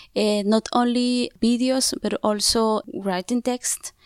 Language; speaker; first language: English; non-native, fluent; Zapotec